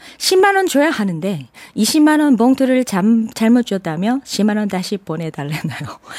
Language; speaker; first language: Korean; native; Korean